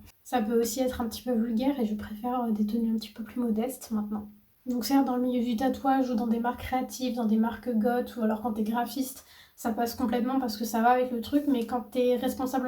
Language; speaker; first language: French; native; French